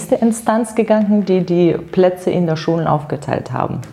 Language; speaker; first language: German; non-native, fluent; Russian